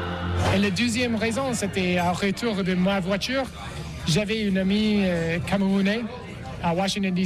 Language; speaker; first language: French; non-native, learner; English